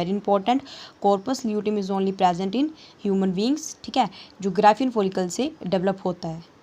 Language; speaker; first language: Hindi; native; Hindi